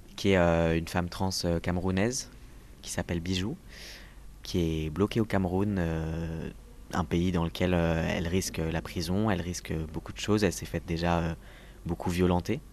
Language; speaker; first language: French; native; French